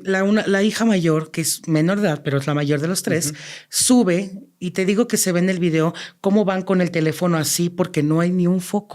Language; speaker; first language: Spanish; native; Spanish